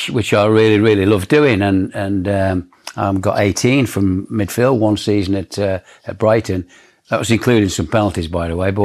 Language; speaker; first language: English; native; English